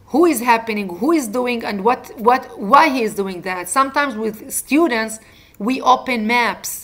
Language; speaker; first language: English; non-native, fluent; Arabic